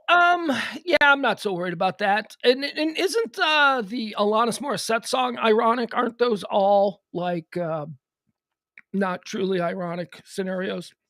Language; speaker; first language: English; native; English